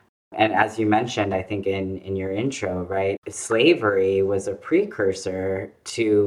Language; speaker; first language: English; native; English